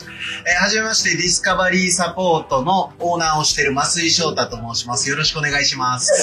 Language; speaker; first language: Japanese; native; Japanese